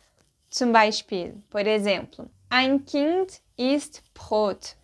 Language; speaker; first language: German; non-native, fluent; Portuguese